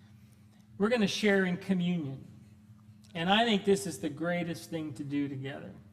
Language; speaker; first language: English; native; English